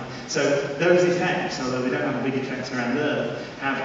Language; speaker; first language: English; native; English